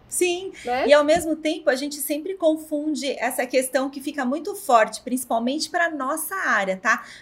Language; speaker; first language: Portuguese; native; Portuguese